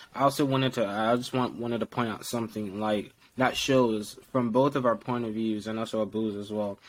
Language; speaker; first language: English; non-native, local second language; Yoruba